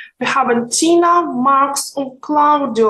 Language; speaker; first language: German; non-native, fluent; Ukrainian